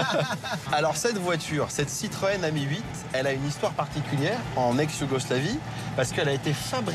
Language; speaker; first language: French; native; French